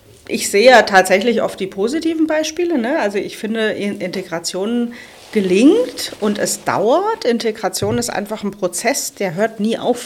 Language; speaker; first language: German; native; German